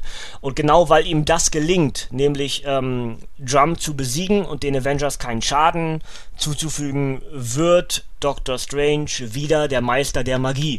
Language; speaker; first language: German; native; German